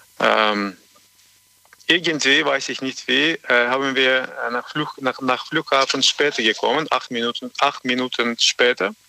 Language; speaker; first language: German; non-native, learner; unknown